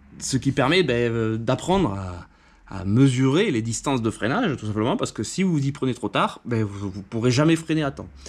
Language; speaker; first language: French; native; French